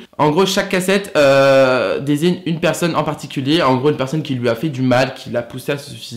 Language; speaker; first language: French; native; French